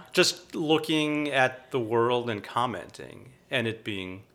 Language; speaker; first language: English; native; English